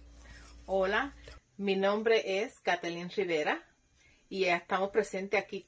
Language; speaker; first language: Spanish; early bilingual, heritage; Spanish